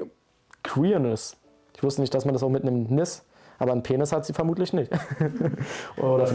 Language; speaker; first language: German; native; German